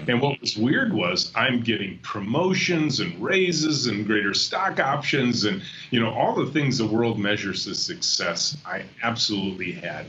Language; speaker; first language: English; native; English